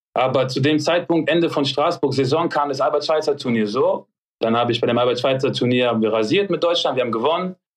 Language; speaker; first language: German; early bilingual, other home language; French